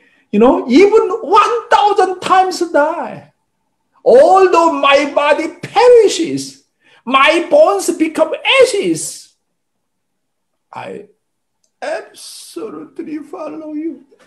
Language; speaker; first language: English; non-native, fluent; Korean